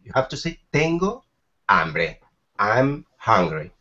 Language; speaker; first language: English; non-native, fluent; Spanish